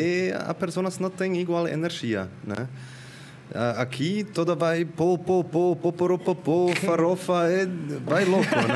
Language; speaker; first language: Portuguese; non-native, learner; Swiss German